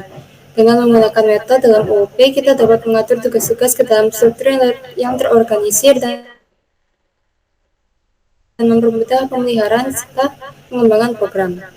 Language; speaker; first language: Indonesian; native; Indonesian